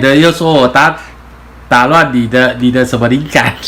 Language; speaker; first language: Chinese; native; Chinese